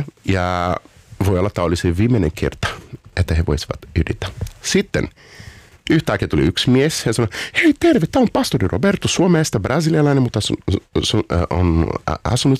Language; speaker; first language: Finnish; non-native, learner; Portuguese